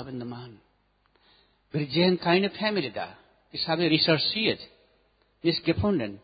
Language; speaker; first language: German; non-native, learner; Nepali